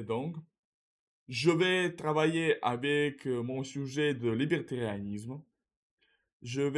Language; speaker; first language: French; non-native, learner; Russian